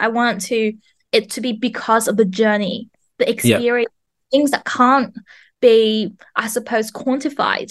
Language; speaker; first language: English; non-native, fluent; Vietnamese